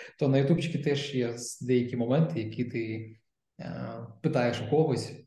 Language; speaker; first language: Ukrainian; non-native, local second language; Russian